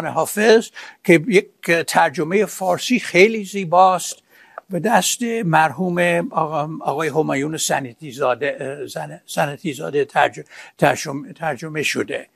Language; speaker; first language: Persian; non-native, fluent; English